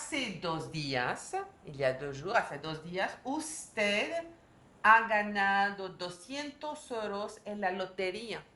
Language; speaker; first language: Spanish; non-native, learner; French